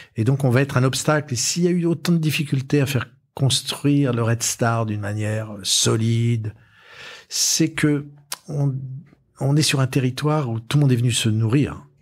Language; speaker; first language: French; native; French